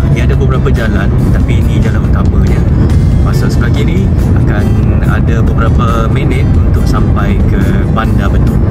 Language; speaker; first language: Malay; native; Malay